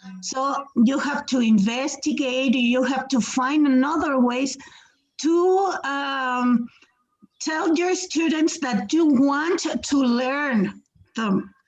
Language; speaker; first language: English; non-native, fluent; Spanish